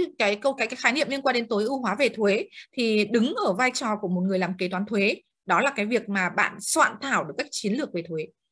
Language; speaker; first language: Vietnamese; native; Vietnamese